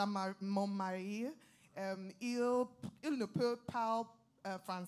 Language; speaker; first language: French; non-native, learner; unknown